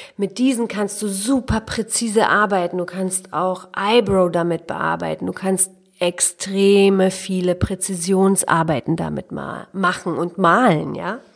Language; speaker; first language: German; early bilingual, other home language; Polish